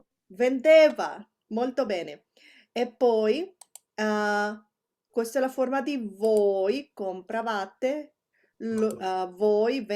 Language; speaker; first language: Italian; non-native, fluent; Spanish